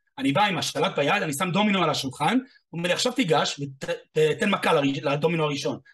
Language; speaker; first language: Hebrew; non-native, fluent; English